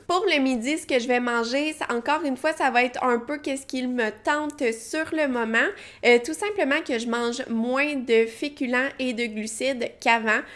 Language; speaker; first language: French; native; French